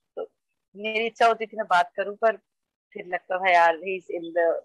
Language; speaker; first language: Hindi; native; Hindi